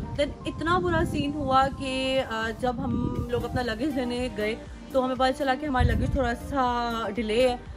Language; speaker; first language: Urdu; native; Urdu